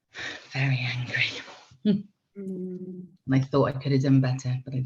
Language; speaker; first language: English; native; English